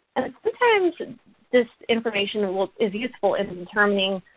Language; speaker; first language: English; native; English